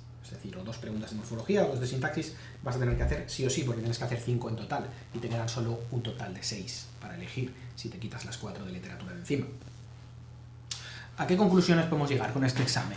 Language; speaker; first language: Spanish; native; Spanish